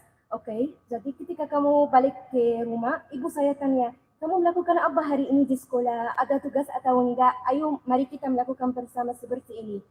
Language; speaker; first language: Indonesian; non-native, learner; Arabic